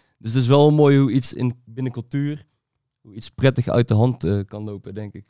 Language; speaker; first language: Dutch; native; Dutch